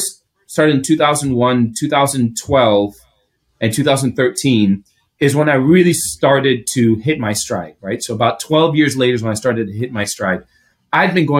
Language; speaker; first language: English; non-native, fluent; Greek